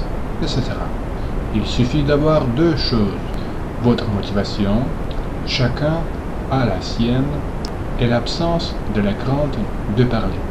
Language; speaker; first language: French; non-native, fluent; Russian